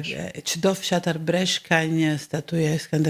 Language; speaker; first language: Albanian; early bilingual, heritage; Albanian